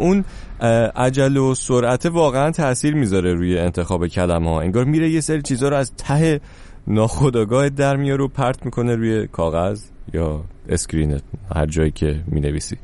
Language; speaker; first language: Persian; native; Persian